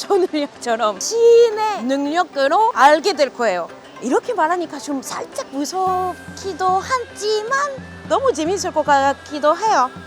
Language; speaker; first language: Korean; non-native, fluent; French